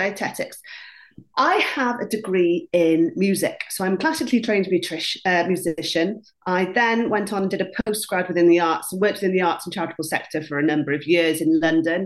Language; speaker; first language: English; non-native, local second language; Welsh